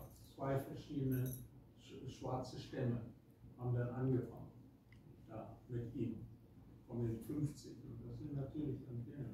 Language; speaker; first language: German; early bilingual, heritage; German